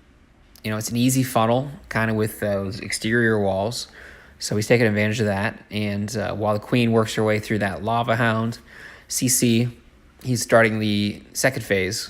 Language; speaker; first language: English; native; English